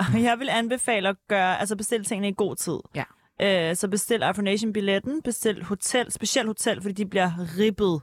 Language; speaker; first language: Danish; early bilingual, other home language; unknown